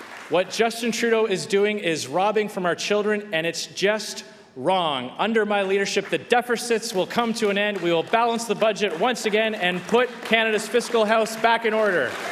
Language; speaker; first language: English; native; English